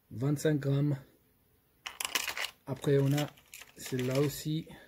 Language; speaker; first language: French; non-native, fluent; Portuguese